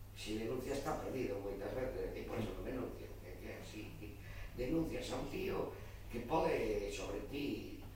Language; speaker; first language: Spanish; non-native, local second language; Galician